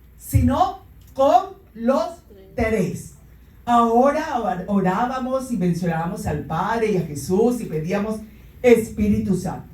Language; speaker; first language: Spanish; native; Spanish